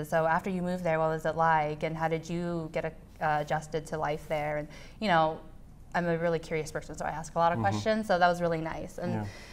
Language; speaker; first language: English; native; English